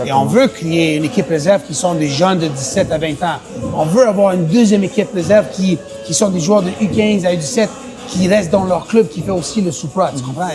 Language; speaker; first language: French; non-native, local second language; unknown